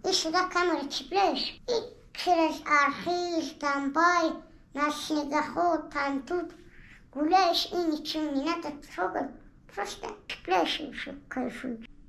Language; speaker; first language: Russian; non-native, local second language; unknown